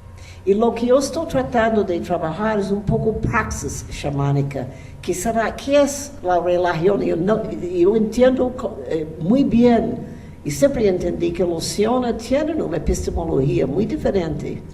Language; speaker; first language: Spanish; non-native, fluent; English